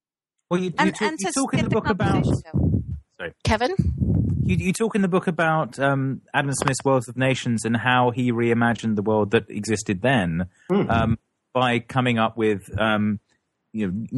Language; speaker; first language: English; native; English